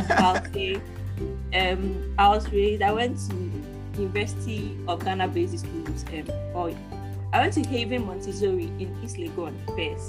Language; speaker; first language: English; non-native, local second language; Akan